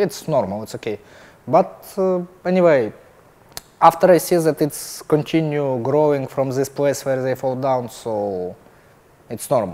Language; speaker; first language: English; non-native, learner; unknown